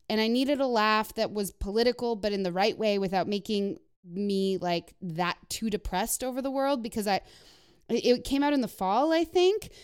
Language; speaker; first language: English; non-native, fluent; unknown